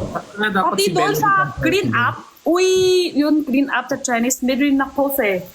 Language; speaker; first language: Filipino; non-native, learner; Chinese